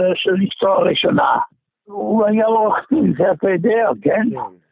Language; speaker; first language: Hebrew; non-native, fluent; German